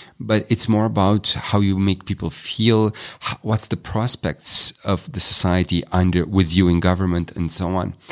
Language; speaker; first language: English; non-native, fluent; Romanian